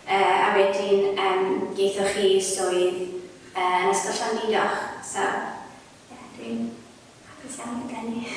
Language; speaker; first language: Welsh; non-native, fluent; English